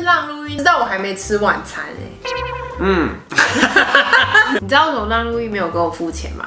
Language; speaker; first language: Chinese; native; Chinese